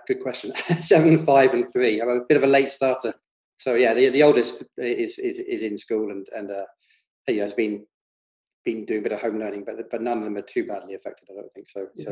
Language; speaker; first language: English; native; English